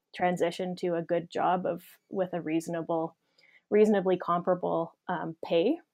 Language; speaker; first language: English; native; English